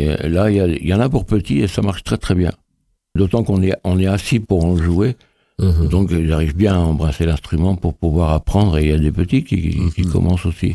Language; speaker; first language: French; native; French